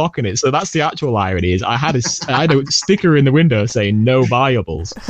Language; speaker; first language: English; native; English